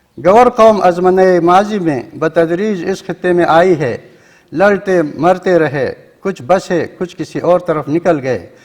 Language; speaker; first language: Urdu; non-native, local second language; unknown